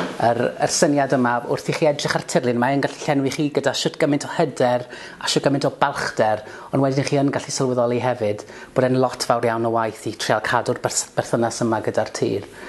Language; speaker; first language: Welsh; native; Welsh